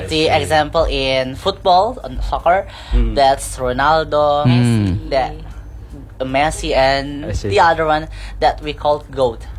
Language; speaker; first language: English; non-native, learner; Indonesian